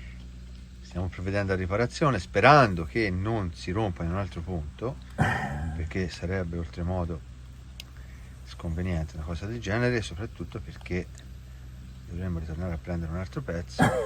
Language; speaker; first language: Italian; native; Italian